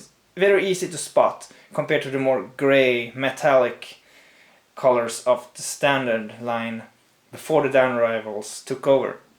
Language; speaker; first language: English; non-native, fluent; Swedish